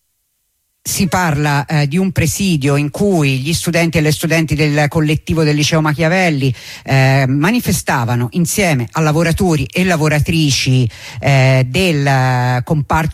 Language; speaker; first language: Italian; native; Italian